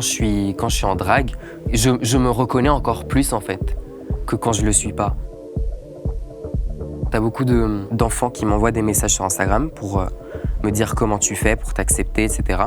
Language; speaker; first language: French; native; French